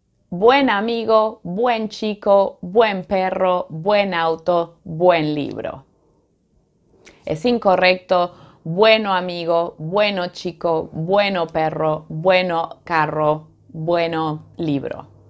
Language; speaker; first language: Spanish; native; Spanish